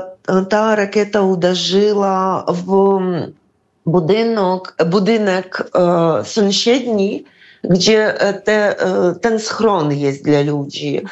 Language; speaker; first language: Polish; non-native, fluent; Ukrainian